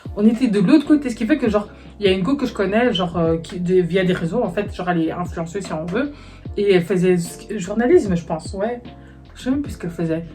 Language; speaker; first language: French; native; French